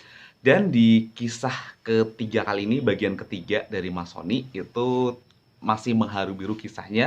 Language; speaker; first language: Indonesian; native; Indonesian